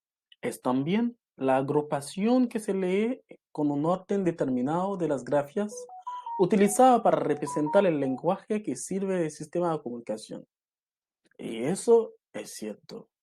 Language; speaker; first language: Spanish; non-native, local second language; Haitian Creole